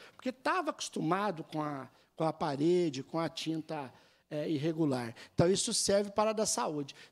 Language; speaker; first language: Portuguese; native; Portuguese